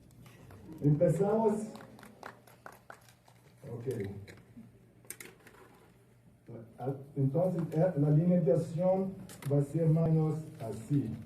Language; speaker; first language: Spanish; non-native, fluent; Portuguese